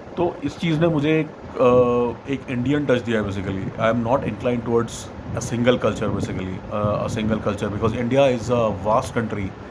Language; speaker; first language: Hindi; non-native, local second language; Bangla